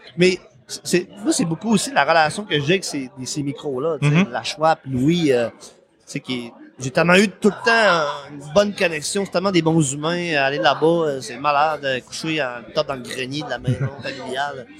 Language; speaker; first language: French; native; French